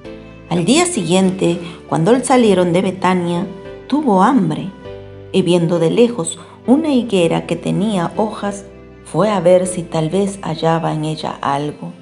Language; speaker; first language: Spanish; native; Spanish